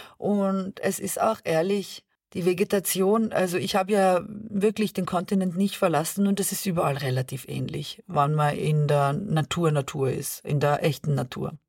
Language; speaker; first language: German; early bilingual, other home language; Serbian